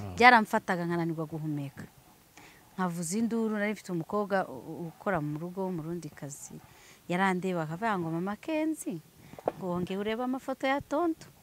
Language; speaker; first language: Kinyarwanda; early bilingual, heritage; Swahili